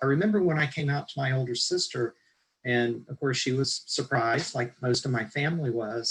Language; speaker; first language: English; native; English